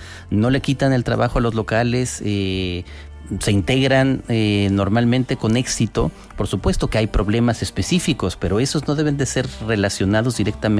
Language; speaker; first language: Spanish; native; Spanish